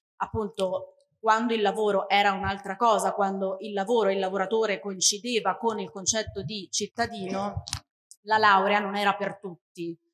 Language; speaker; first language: Italian; early bilingual, heritage; Italian